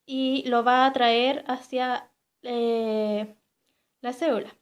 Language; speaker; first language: Spanish; native; Spanish